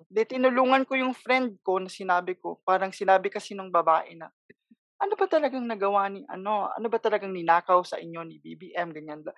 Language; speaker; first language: Filipino; non-native, local second language; Cebuano